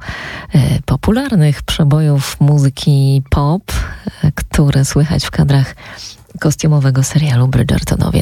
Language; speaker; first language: Polish; native; Polish